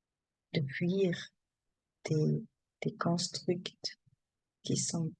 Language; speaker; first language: French; non-native, learner; German